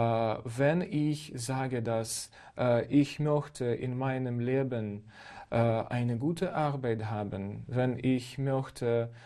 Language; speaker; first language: German; non-native, fluent; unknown